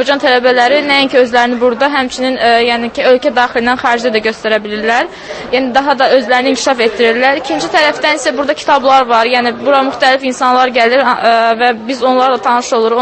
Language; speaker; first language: Azerbaijani; native; Azerbaijani